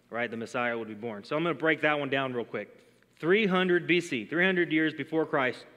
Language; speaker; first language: English; native; English